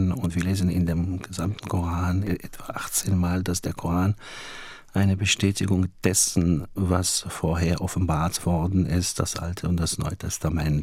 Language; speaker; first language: German; non-native, fluent; Arabic